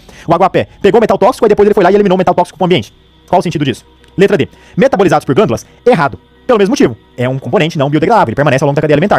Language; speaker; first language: Portuguese; native; Portuguese